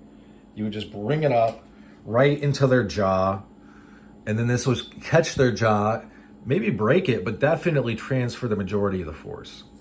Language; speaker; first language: English; native; English